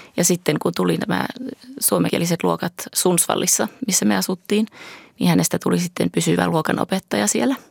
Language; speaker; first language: Finnish; early bilingual, heritage; Finnish